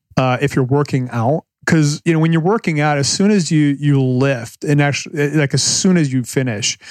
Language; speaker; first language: English; native; English